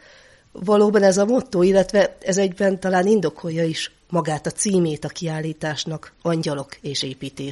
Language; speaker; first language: Hungarian; native; Hungarian